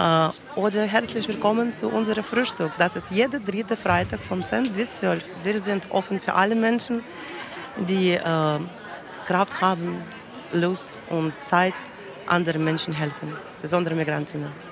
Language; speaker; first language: German; non-native, learner; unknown